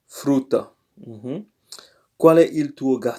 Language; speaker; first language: Italian; non-native, learner; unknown